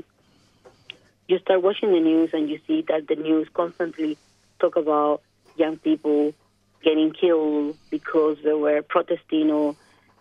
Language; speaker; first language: English; non-native, fluent; Spanish